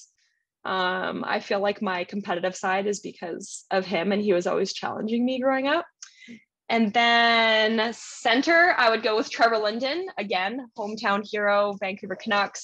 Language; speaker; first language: English; native; English